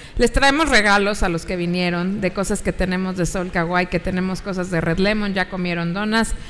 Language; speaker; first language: Spanish; native; Spanish